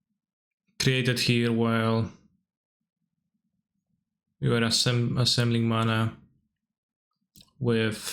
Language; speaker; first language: English; non-native, fluent; Polish